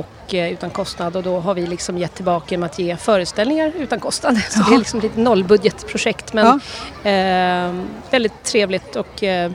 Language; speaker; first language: Swedish; native; Swedish